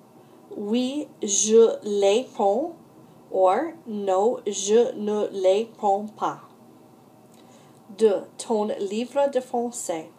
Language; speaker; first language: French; non-native, fluent; English